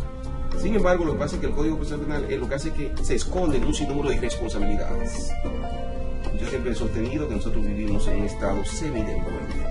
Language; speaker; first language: Spanish; native; Spanish